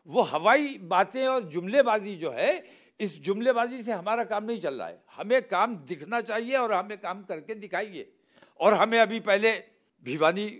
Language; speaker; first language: Hindi; native; Hindi